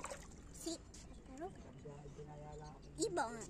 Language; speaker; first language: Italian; early bilingual, other home language; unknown